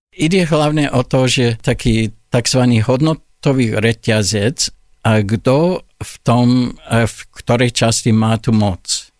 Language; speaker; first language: Slovak; non-native, fluent; English